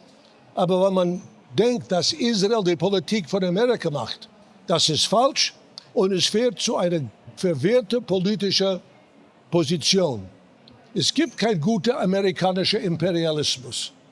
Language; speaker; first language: German; non-native, fluent; English